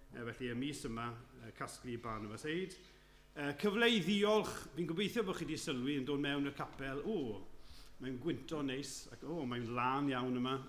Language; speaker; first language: Welsh; native; Welsh